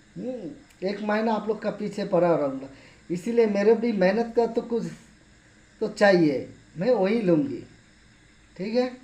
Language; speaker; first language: Hindi; non-native, local second language; Bangla